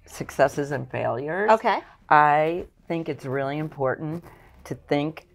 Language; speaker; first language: English; native; English